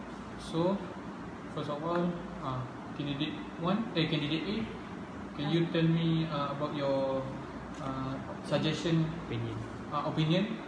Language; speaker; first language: English; non-native, learner; Malay